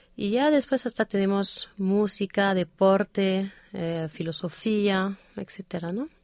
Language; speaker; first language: Spanish; non-native, fluent; French